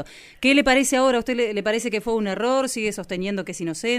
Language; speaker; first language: Spanish; native; Spanish